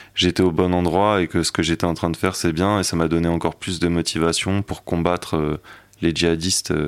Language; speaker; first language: French; native; French